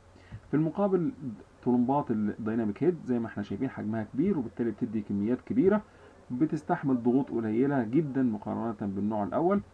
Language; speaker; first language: Arabic; native; Arabic